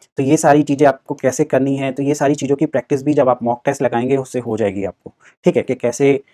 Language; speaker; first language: Hindi; native; Hindi